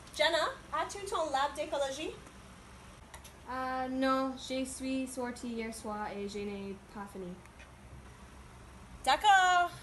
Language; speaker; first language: French; non-native, learner; English